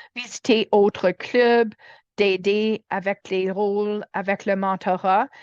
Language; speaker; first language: French; non-native, learner; English